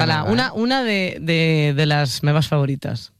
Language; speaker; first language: Catalan; non-native, learner; Spanish